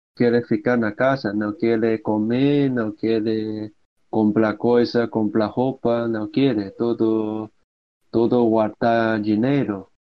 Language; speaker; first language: Portuguese; non-native, learner; Cantonese